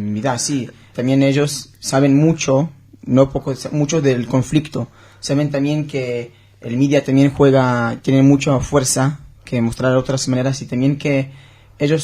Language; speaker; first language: Spanish; non-native, learner; Hebrew